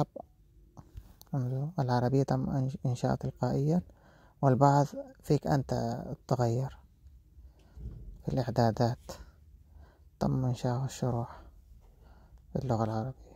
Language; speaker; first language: Arabic; non-native, fluent; Pashto